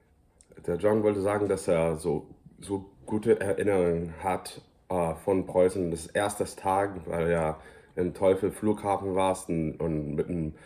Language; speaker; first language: German; early bilingual, heritage; English